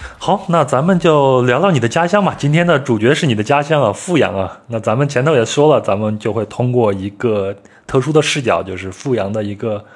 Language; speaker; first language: Chinese; native; Chinese